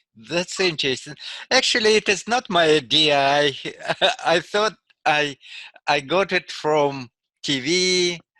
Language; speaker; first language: English; non-native, learner; Russian